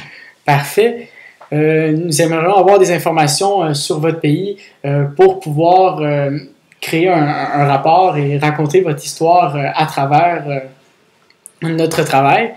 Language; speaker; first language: French; native; French